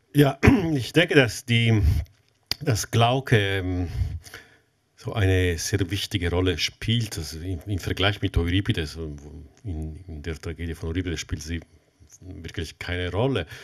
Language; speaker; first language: German; non-native, fluent; Italian